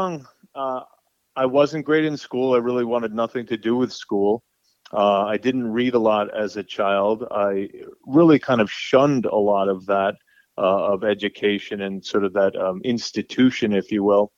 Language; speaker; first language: English; native; English